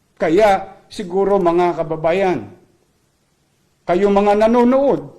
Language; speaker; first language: Filipino; native; Filipino